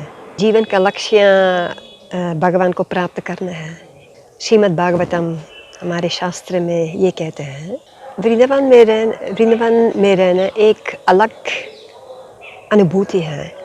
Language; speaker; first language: Hindi; non-native, fluent; Dutch